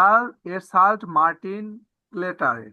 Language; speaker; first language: German; non-native, learner; Bangla